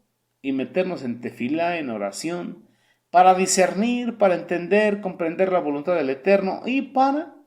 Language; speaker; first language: Spanish; native; Spanish